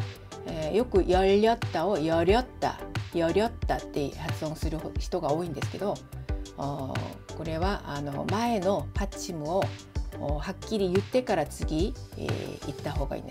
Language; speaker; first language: Japanese; non-native, fluent; Korean